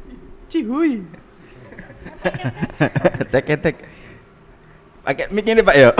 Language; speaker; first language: Indonesian; non-native, local second language; Javanese